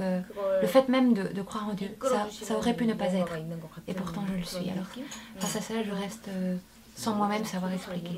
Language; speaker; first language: French; non-native, fluent; Korean